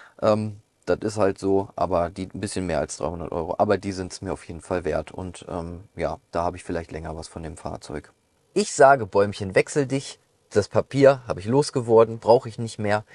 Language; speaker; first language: German; native; German